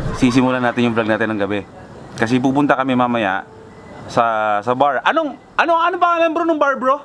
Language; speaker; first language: Filipino; native; Filipino